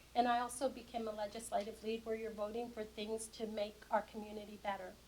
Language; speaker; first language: English; native; English